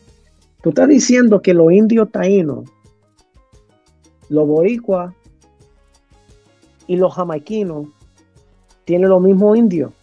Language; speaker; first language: Spanish; early bilingual, heritage; Spanish